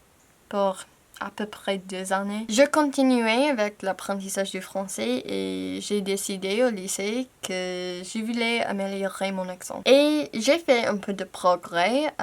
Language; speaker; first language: French; non-native, fluent; English